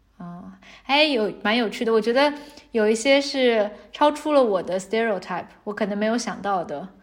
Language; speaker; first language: Chinese; native; Chinese